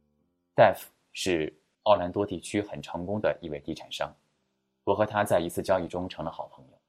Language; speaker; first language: Chinese; native; Chinese